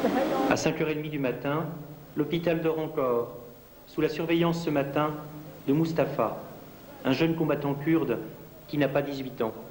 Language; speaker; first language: French; native; French